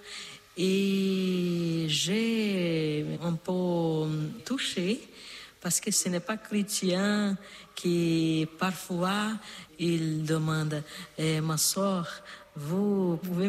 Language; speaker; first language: French; non-native, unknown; Portuguese